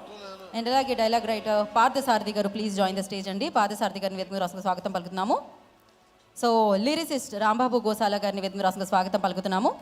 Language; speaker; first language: Telugu; native; Telugu